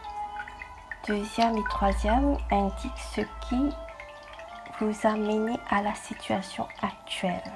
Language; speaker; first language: French; non-native, fluent; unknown